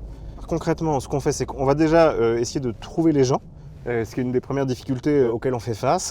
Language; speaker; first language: French; native; French